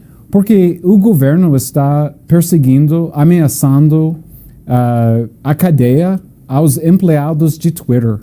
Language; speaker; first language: Portuguese; non-native, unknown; English